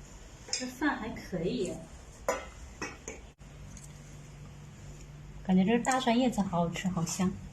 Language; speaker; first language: Chinese; native; Chinese